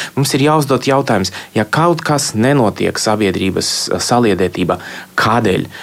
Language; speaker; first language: Latvian; non-native, local second language; Russian